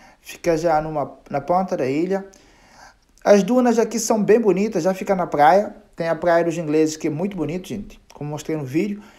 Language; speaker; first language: Portuguese; non-native, local second language; Kabuverdianu